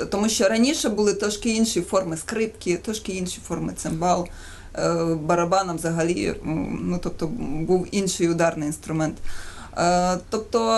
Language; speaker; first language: Ukrainian; native; Ukrainian